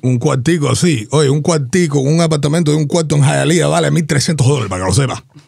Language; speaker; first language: Spanish; native; Spanish